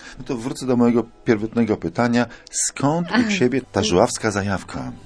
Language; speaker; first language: Polish; native; Polish